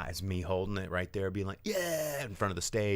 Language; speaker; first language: English; native; English